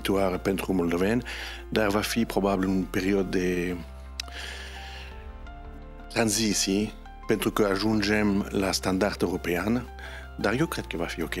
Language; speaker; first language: Romanian; non-native, learner; French